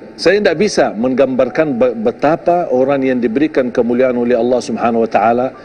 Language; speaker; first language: Malay; non-native, fluent; Arabic